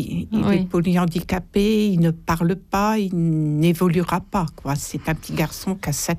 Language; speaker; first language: French; native; French